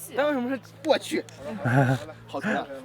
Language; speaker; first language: Chinese; native; Chinese